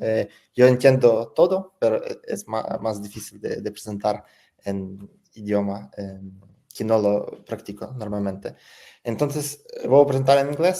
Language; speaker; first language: Spanish; non-native, learner; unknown